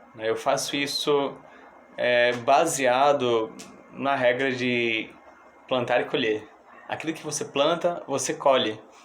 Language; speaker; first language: Portuguese; non-native, fluent; English